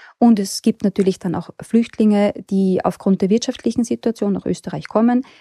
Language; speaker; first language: German; native; German